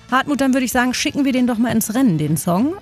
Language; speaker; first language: German; native; German